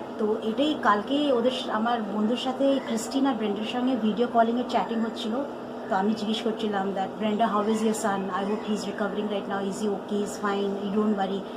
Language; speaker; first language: Bangla; non-native, local second language; Nepali